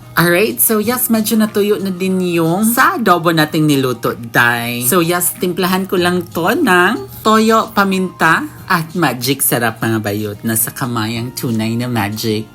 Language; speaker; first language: Filipino; non-native, local second language; Cebuano